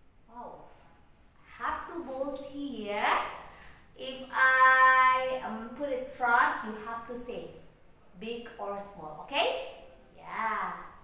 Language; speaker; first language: English; non-native, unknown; Indonesian